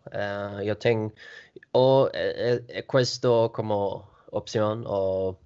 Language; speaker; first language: Italian; non-native, learner; Swedish